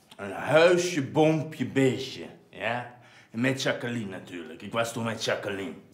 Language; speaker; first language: Dutch; native; Dutch